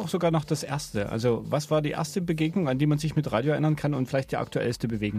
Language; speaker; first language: German; native; German